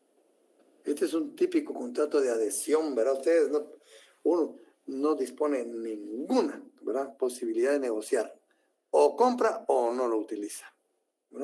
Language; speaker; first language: Spanish; native; Spanish